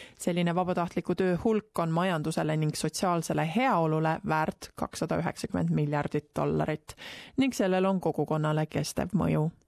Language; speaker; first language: Estonian; native; Estonian